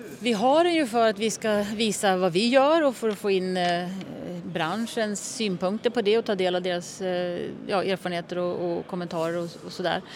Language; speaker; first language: Swedish; native; Swedish